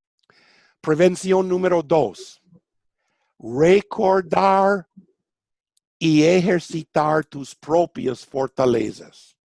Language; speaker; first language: Spanish; non-native, fluent; English